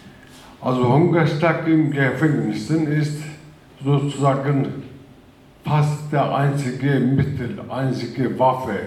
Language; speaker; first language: German; non-native, fluent; Turkish